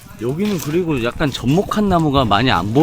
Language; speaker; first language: Korean; native; Korean